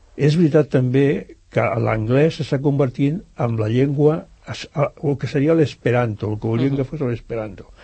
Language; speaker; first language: Catalan; native; Catalan